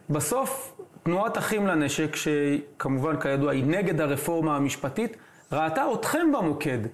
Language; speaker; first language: Hebrew; native; Hebrew